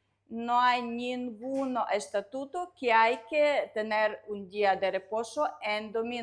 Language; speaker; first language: Spanish; non-native, learner; Russian